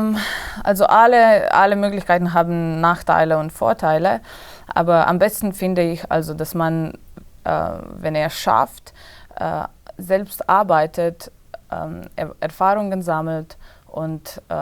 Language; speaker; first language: German; non-native, fluent; Slovenian